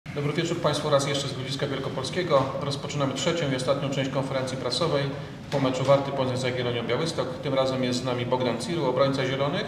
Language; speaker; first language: Polish; native; Polish